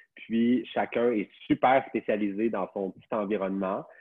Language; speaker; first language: French; native; French